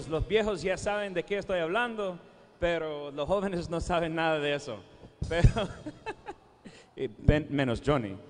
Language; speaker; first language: Spanish; non-native, fluent; English